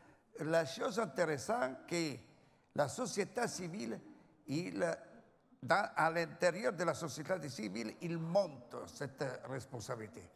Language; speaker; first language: French; non-native, learner; Italian